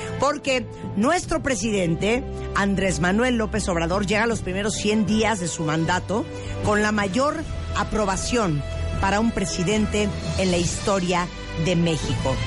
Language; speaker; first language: Spanish; native; Spanish